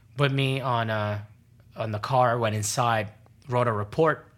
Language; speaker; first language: English; non-native, fluent; Arabic